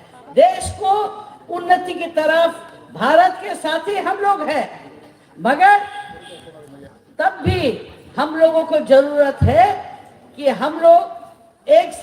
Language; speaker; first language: Hindi; non-native, local second language; Bangla